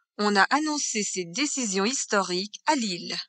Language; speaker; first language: French; native; French